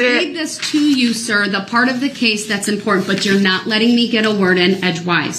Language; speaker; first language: English; native; English